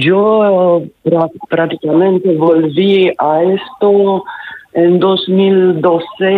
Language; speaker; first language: Spanish; non-native, learner; Italian